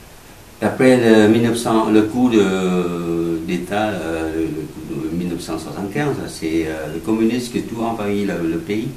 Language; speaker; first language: French; non-native, learner; Vietnamese